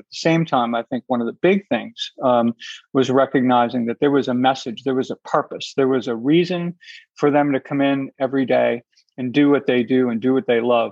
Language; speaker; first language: English; native; English